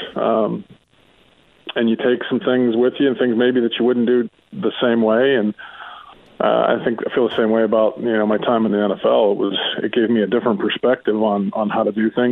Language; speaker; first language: English; native; English